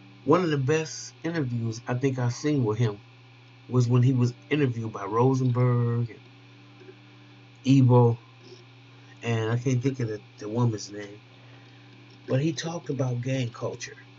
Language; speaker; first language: English; native; English